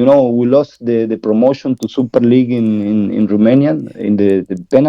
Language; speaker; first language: English; non-native, learner; Spanish